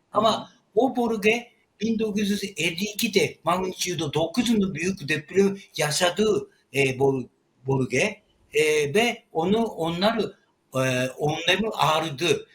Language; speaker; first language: Turkish; non-native, learner; Japanese